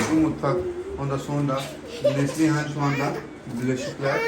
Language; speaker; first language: Turkish; non-native, learner; Urdu